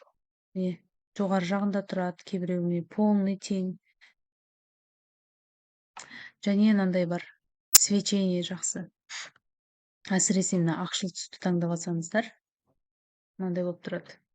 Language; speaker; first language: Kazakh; native; Kazakh